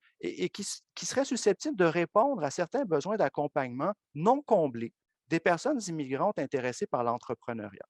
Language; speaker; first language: French; native; French